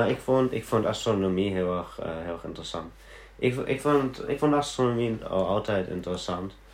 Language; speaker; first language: Dutch; early bilingual, heritage; Dutch